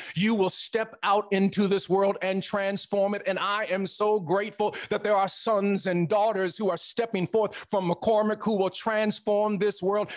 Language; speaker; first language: English; native; English